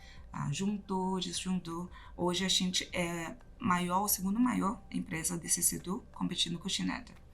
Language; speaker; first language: Portuguese; non-native, fluent; Chinese